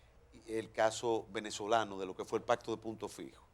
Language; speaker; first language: Spanish; native; Spanish